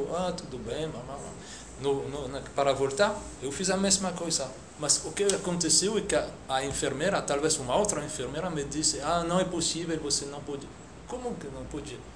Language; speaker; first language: Portuguese; non-native, fluent; French